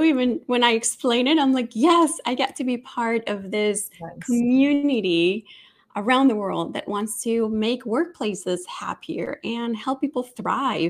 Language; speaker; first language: English; non-native, fluent; Spanish